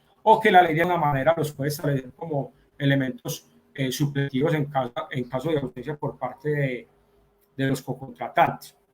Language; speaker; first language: Spanish; native; Spanish